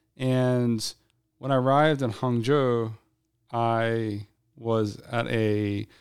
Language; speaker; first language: English; native; English